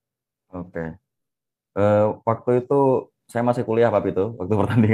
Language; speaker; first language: Indonesian; native; Indonesian